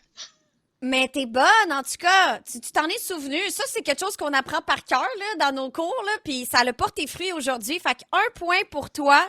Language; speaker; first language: French; native; French